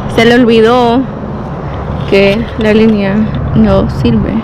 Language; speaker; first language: Spanish; early bilingual, heritage; Spanish